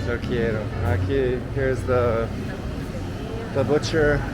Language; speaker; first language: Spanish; non-native, learner; English